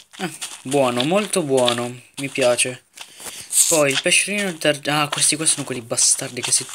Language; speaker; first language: Italian; native; Italian